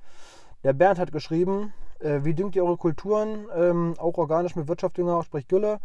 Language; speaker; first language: German; native; German